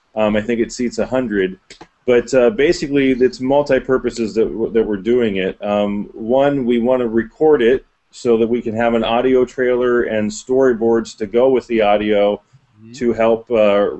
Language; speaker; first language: English; native; English